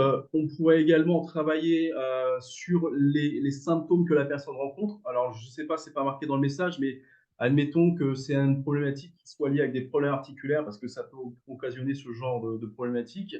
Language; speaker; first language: French; native; French